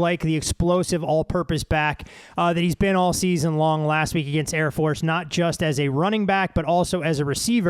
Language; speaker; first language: English; native; English